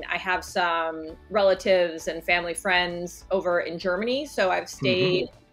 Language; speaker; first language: English; native; English